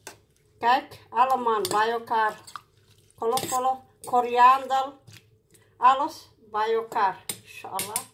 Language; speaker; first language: Dutch; non-native, learner; Somali